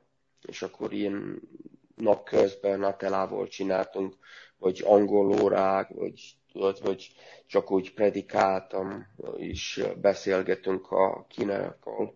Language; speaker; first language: Hungarian; non-native, learner; Romanian